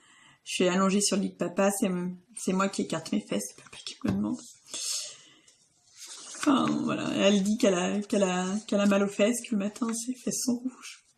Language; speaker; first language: French; native; French